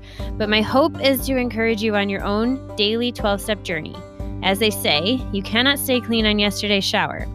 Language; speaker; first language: English; native; English